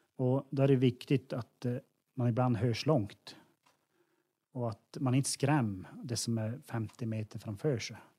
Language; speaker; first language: Swedish; native; Swedish